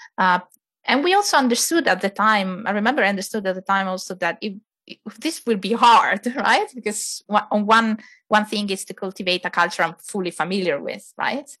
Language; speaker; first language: English; non-native, fluent; Italian